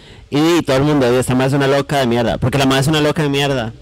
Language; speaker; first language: Spanish; native; Spanish